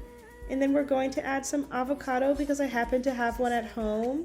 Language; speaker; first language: English; native; English